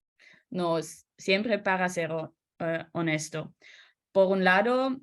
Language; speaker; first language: Spanish; non-native, learner; Dutch